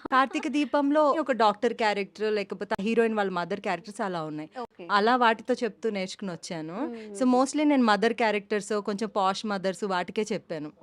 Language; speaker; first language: Telugu; non-native, fluent; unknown